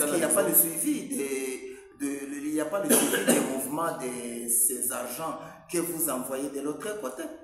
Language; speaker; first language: French; non-native, local second language; Swahili